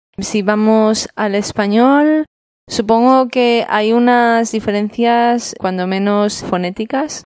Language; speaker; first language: Spanish; native; Spanish